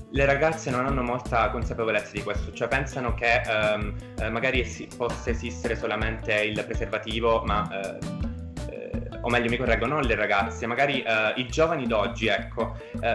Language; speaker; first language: Italian; native; Italian